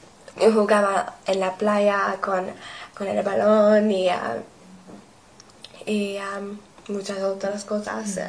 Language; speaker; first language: Spanish; non-native, learner; English